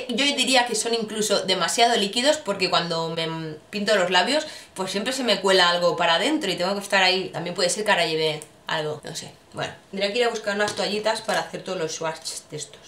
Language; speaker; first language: Spanish; native; Spanish